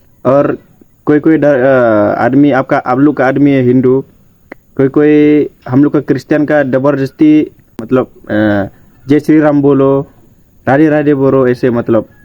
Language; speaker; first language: Hindi; non-native, local second language; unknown